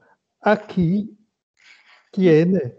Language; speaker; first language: Spanish; non-native, learner; Italian